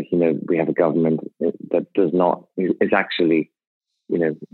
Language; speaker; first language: English; native; English